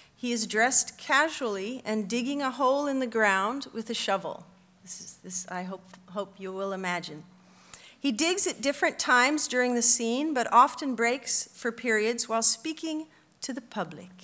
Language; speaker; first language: English; native; English